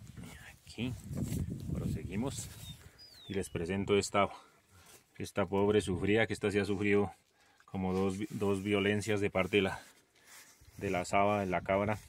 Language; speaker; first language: Spanish; native; Spanish